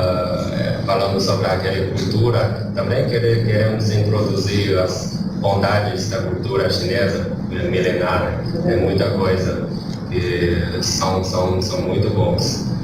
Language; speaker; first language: Portuguese; non-native, learner; Chinese